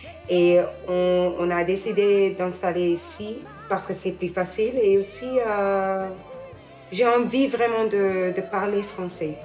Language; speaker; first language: French; non-native, learner; English